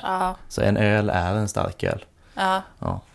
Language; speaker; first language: Swedish; native; Swedish